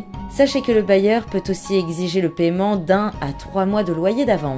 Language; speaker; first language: French; native; French